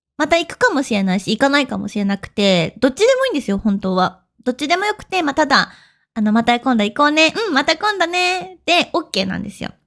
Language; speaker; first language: Japanese; native; Japanese